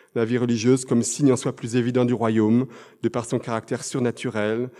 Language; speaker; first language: French; native; French